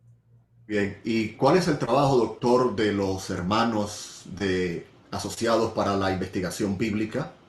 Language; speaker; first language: Spanish; native; Spanish